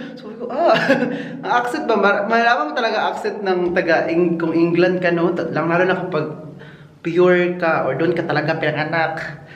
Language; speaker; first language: Filipino; non-native, local second language; Cebuano